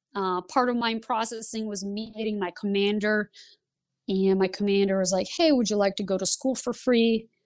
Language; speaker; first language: English; early bilingual, other home language; Lithuanian